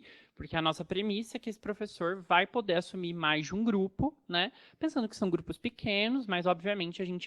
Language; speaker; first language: Portuguese; native; Portuguese